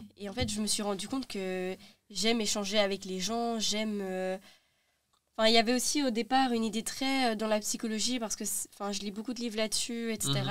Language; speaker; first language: French; native; French